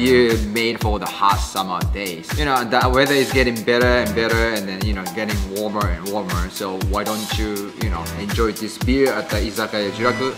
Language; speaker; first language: English; non-native, fluent; Japanese